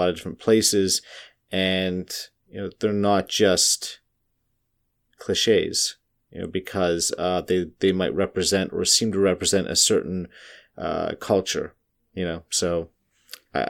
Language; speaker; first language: English; native; English